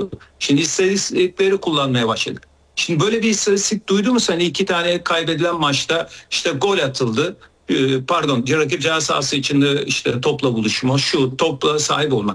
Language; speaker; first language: Turkish; native; Turkish